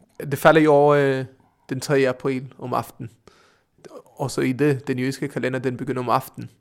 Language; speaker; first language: Danish; non-native, fluent; Hebrew